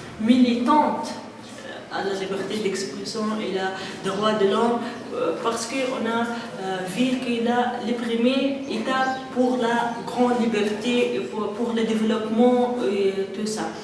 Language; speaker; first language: French; non-native, local second language; Arabic